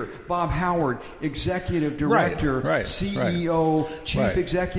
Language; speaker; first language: English; native; English